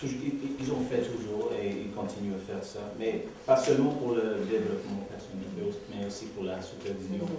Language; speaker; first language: French; non-native, learner; English